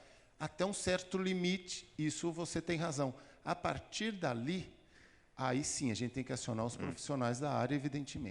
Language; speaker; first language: Portuguese; native; Portuguese